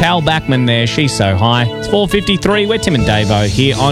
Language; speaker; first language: English; native; English